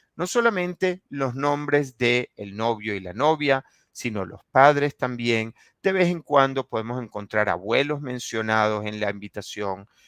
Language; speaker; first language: Spanish; native; Spanish